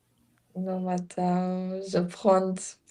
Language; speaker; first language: French; non-native, learner; English